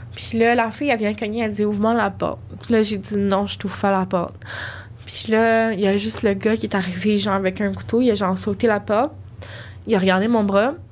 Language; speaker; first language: French; native; French